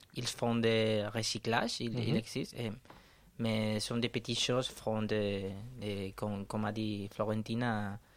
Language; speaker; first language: French; non-native, fluent; Spanish